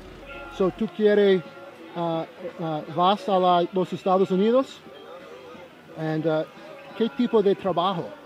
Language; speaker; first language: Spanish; non-native, learner; English